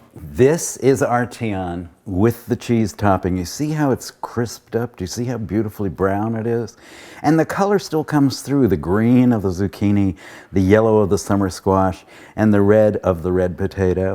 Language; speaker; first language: English; native; English